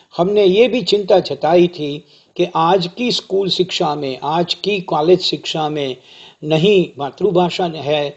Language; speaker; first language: Hindi; non-native, local second language; Gujarati